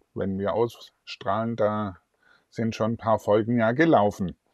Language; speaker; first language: German; native; German